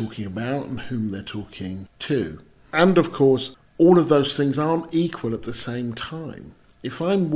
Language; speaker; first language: English; native; English